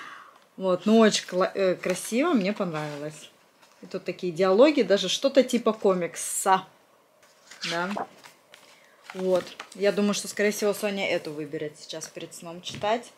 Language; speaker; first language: Russian; native; Russian